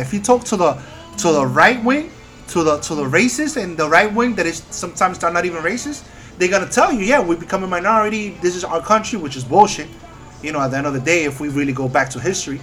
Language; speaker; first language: English; early bilingual, other home language; Spanish